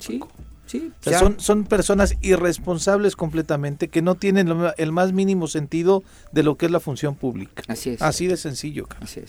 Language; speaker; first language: Spanish; native; Spanish